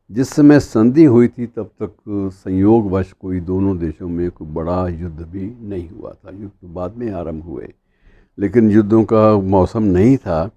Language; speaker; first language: Hindi; native; Hindi